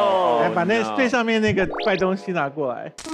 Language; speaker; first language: Chinese; native; Chinese